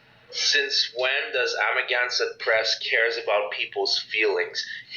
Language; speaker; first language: English; native; English